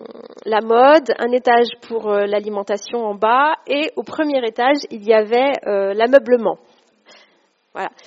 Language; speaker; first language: French; native; French